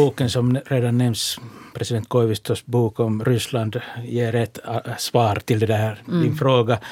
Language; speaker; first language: Swedish; non-native, local second language; Finnish